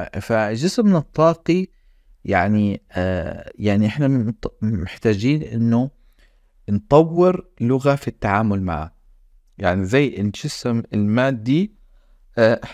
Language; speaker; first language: Arabic; native; Arabic